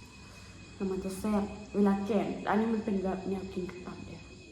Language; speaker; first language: Thai; non-native, local second language; Lao